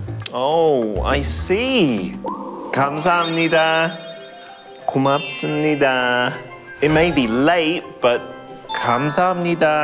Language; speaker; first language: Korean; non-native, learner; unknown